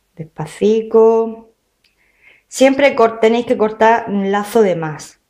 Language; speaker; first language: Spanish; native; Spanish